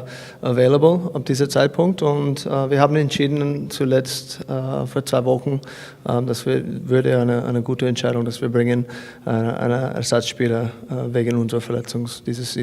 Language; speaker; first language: German; non-native, fluent; English